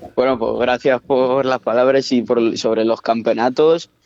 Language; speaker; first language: Spanish; native; Spanish